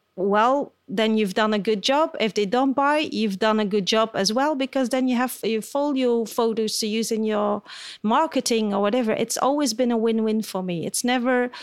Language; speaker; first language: English; non-native, fluent; Dutch